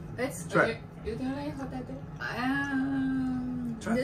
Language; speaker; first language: English; non-native, learner; Chinese